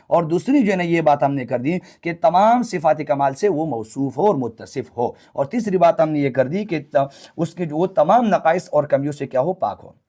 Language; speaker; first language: Urdu; non-native, local second language; Pashto